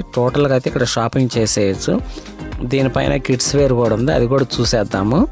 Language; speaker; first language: Telugu; native; Telugu